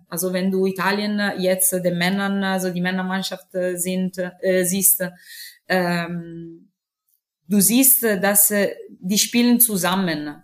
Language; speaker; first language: German; non-native, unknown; Italian